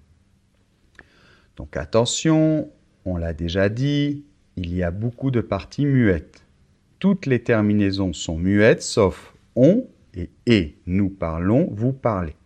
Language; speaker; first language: French; native; French